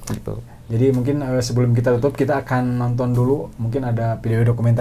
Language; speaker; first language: Indonesian; non-native, local second language; Sundanese